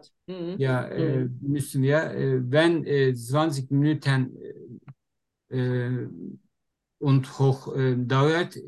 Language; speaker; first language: German; non-native, learner; Turkish